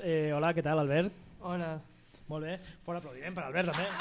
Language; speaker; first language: Catalan; native; Catalan